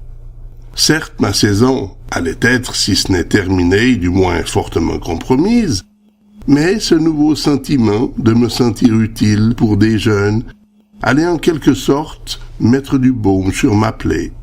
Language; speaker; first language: French; native; French